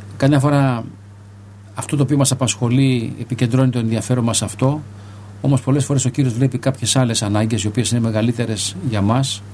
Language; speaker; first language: Greek; native; Greek